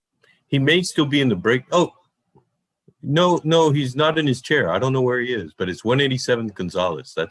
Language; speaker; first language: English; native; English